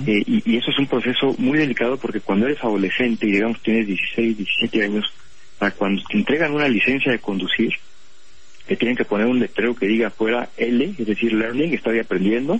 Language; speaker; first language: Spanish; native; Spanish